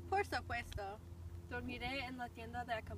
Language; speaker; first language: Spanish; non-native, learner; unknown